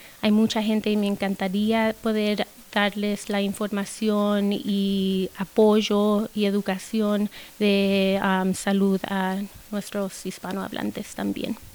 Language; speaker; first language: Spanish; early bilingual, heritage; Spanish